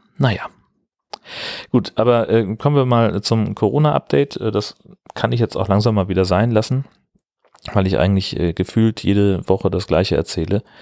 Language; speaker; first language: German; native; German